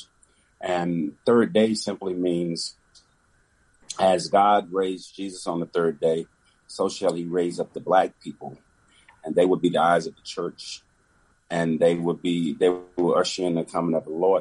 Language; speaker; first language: English; native; English